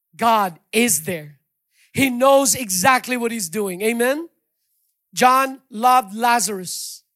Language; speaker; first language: English; non-native, local second language; Hiligaynon